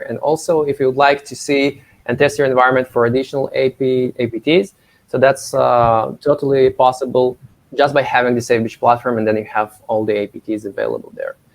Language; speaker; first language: English; non-native, fluent; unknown